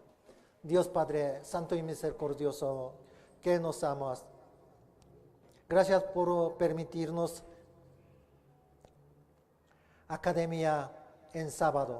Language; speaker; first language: Spanish; non-native, learner; Korean